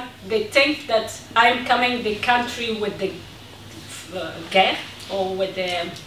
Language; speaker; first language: English; non-native, fluent; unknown